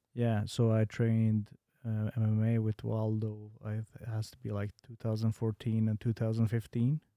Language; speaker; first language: English; non-native, fluent; Bosnian